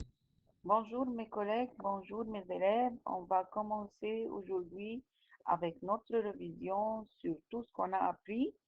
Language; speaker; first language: French; non-native, fluent; Arabic